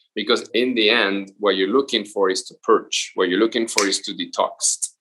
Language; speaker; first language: English; non-native, fluent; Spanish